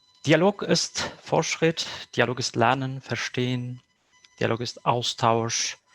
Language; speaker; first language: German; non-native, fluent; Kurdish